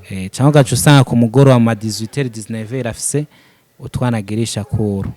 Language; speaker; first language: Rundi; native; Rundi